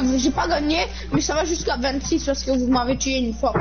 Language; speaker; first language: French; non-native, local second language; English